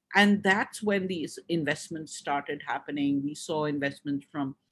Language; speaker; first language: English; non-native, local second language; Urdu